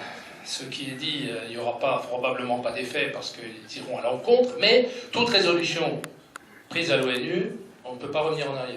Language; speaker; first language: French; native; French